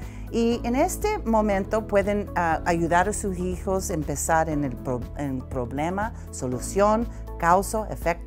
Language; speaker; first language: Spanish; early bilingual, heritage; Spanish